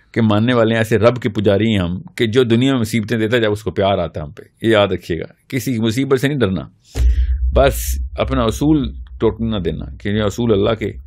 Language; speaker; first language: Urdu; native; Urdu